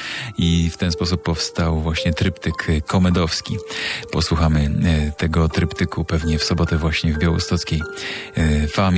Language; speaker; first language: Polish; native; Polish